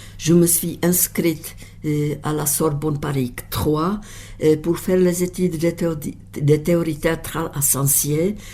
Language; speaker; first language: French; non-native, fluent; Czech